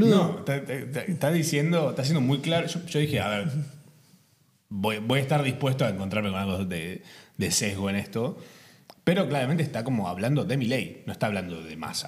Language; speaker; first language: Spanish; native; Spanish